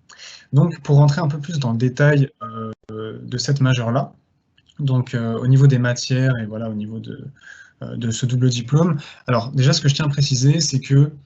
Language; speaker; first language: French; native; French